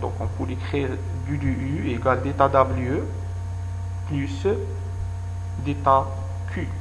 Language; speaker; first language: French; non-native, local second language; Arabic